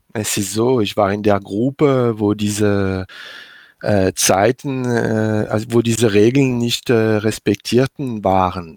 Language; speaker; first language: German; non-native, learner; French